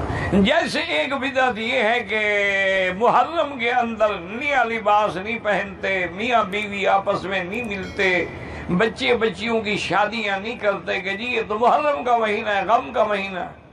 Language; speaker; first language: Urdu; native; Urdu